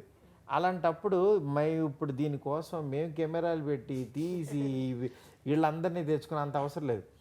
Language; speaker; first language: Telugu; native; Telugu